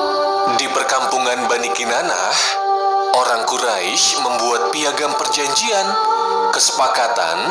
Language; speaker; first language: Indonesian; native; Indonesian